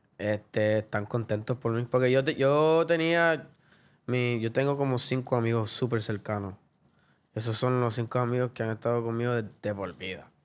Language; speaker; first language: Spanish; early bilingual, other home language; English